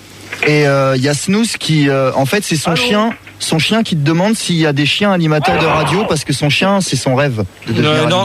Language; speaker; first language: French; native; French